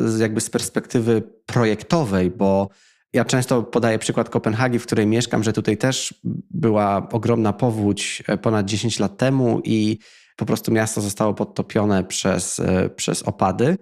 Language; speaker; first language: Polish; native; Polish